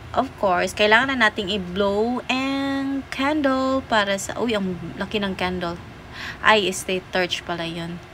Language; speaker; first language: Filipino; non-native, local second language; Cebuano